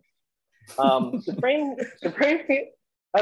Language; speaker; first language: English; native; English